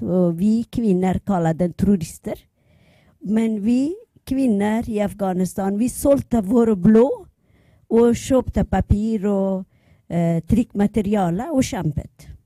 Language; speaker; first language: Norwegian; non-native, learner; Persian